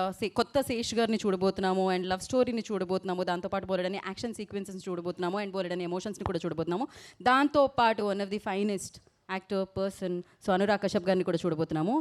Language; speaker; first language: Telugu; native; Telugu